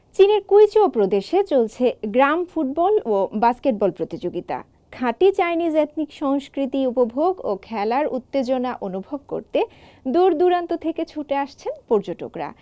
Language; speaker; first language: Bangla; native; Bangla